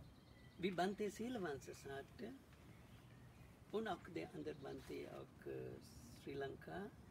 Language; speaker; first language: German; non-native, learner; Sinhala